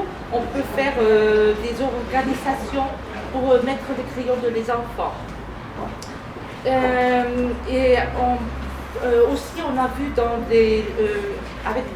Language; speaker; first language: French; non-native, learner; Spanish